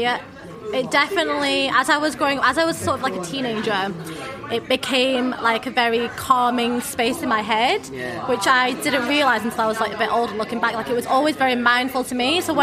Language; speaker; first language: English; native; English